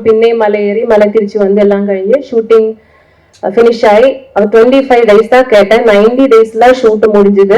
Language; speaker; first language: Tamil; non-native, learner; Malayalam